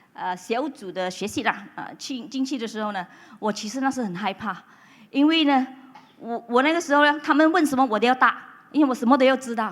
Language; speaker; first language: Chinese; non-native, local second language; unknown